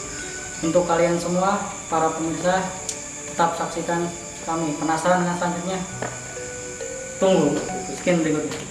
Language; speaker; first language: Indonesian; native; Indonesian